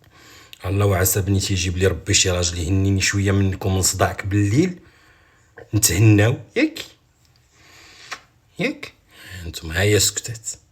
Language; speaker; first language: Arabic; native; Arabic